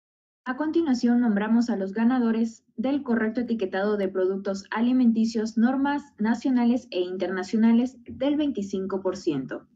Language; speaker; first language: Spanish; native; Spanish